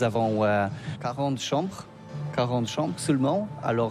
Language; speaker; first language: French; non-native, learner; Polish